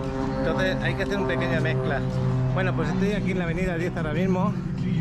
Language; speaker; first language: Spanish; native; Spanish